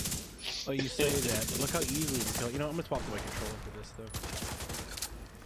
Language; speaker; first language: English; native; English